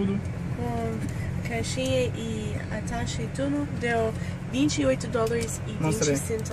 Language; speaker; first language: Portuguese; non-native, fluent; English